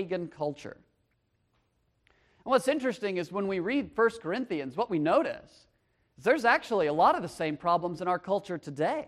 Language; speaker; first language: English; native; English